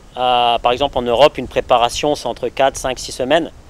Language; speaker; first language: French; native; French